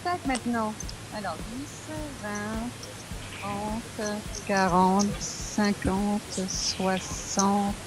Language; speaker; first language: French; native; French